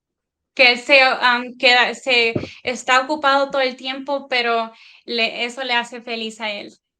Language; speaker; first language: Spanish; early bilingual, heritage; Spanish